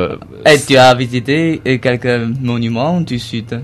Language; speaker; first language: French; non-native, learner; Chinese